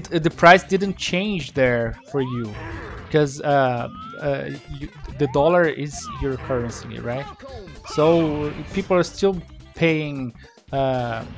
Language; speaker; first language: English; non-native, fluent; Portuguese